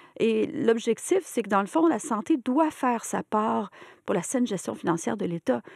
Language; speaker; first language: French; native; French